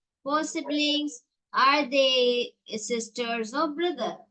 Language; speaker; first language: English; non-native, local second language; Tamil